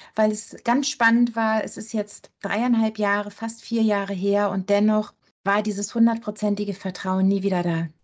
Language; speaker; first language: German; native; German